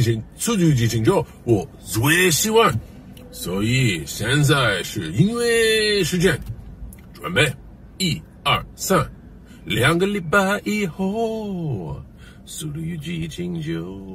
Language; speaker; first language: Chinese; non-native, learner; English